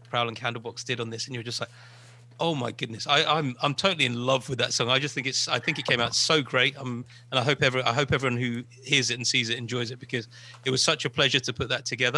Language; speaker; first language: English; native; English